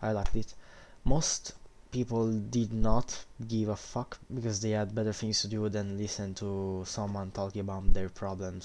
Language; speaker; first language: English; non-native, fluent; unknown